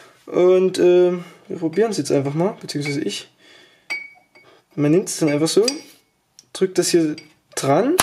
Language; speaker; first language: German; native; German